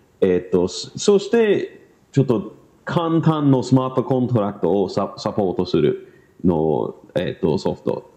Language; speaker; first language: Japanese; non-native, learner; English